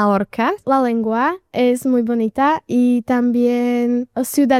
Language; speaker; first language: Spanish; non-native, learner; Slovak